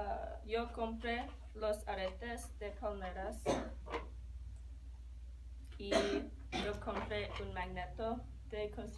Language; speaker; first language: Spanish; non-native, learner; English